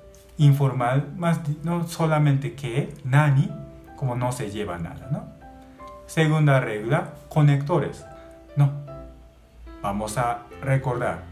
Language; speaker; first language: Spanish; non-native, learner; Japanese